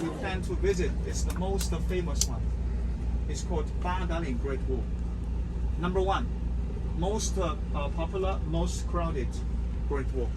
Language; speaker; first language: English; non-native, fluent; Chinese